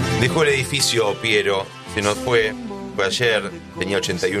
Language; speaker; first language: Spanish; native; Spanish